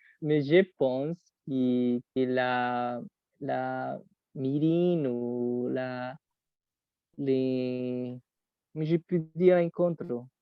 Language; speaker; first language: French; non-native, learner; Spanish